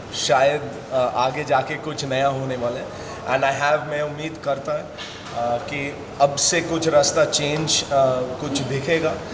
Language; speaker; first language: Hindi; non-native, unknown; English